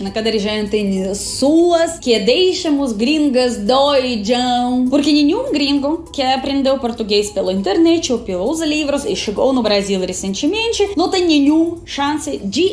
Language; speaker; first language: Portuguese; non-native, fluent; Russian